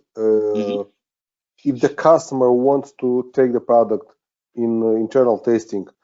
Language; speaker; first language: English; non-native, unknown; Romanian